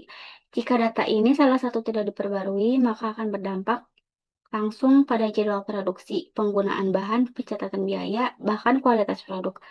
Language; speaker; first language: Indonesian; native; Indonesian